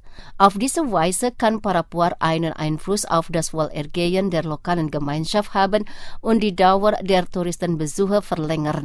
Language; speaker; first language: German; non-native, fluent; Indonesian